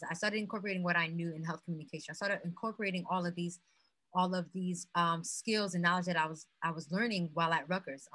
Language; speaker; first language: English; non-native, fluent; Haitian Creole